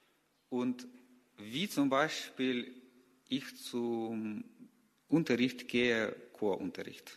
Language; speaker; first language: German; non-native, learner; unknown